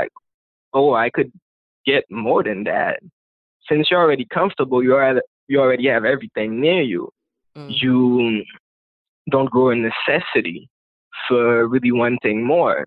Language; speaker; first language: English; non-native, fluent; Haitian Creole